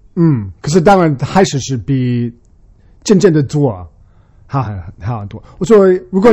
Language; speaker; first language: Chinese; early bilingual, heritage; Chinese